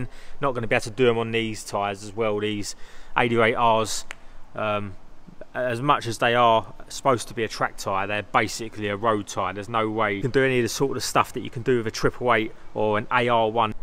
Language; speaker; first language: English; native; English